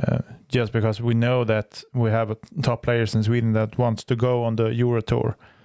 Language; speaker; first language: English; non-native, fluent; Swedish